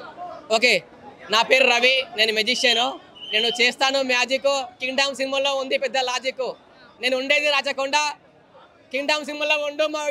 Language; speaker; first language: Telugu; native; Telugu